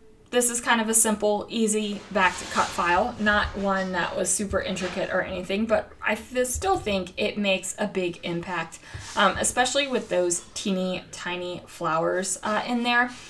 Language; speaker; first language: English; native; English